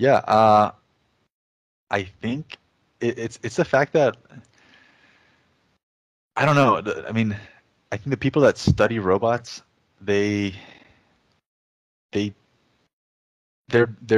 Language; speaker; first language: English; early bilingual, other home language; Spanish